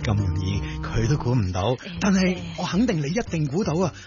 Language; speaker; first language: Cantonese; native; Cantonese